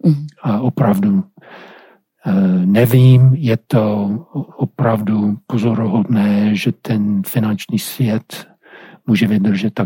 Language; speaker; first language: Czech; non-native, fluent; English